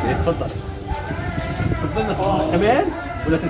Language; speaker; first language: Arabic; native; Arabic